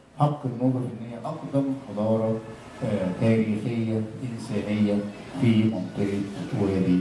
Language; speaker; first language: Egyptian Arabic; non-native, local second language; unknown